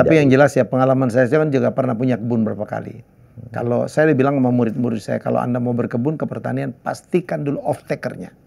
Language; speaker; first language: Indonesian; native; Indonesian